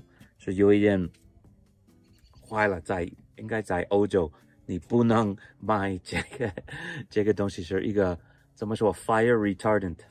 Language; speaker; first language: Chinese; non-native, fluent; English